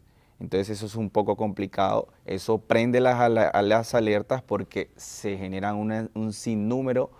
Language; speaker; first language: Spanish; native; Spanish